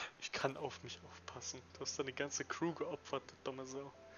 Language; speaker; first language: German; native; German